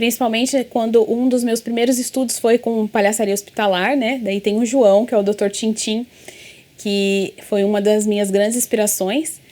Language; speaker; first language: Portuguese; native; Portuguese